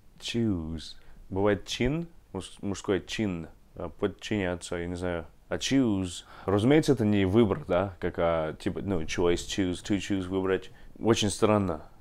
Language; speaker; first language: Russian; non-native, fluent; English